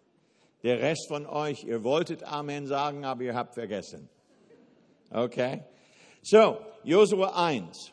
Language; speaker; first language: German; non-native, fluent; English